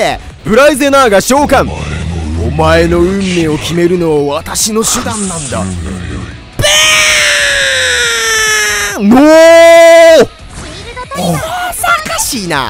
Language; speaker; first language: Japanese; native; Japanese